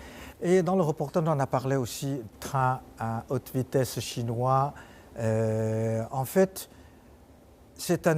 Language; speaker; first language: French; non-native, fluent; Chinese